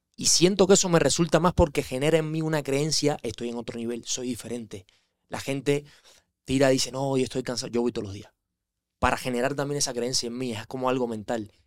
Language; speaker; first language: Spanish; native; Spanish